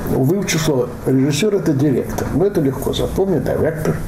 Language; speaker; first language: Russian; non-native, local second language; Yiddish